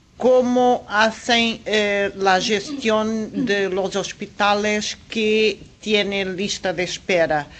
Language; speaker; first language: Spanish; non-native, fluent; Portuguese